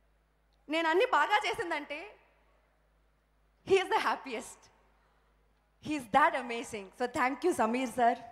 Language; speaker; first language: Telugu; non-native, local second language; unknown